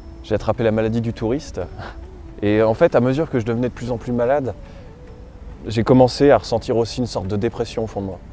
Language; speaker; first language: French; native; French